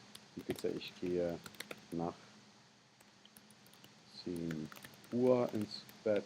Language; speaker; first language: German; non-native, fluent; English